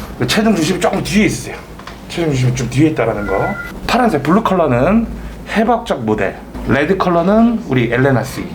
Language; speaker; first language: Korean; native; Korean